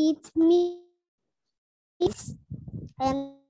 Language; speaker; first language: English; non-native, learner; Vietnamese